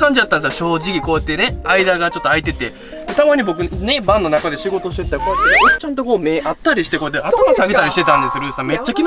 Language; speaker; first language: Japanese; native; Japanese